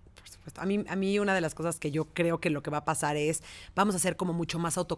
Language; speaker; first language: Spanish; native; Spanish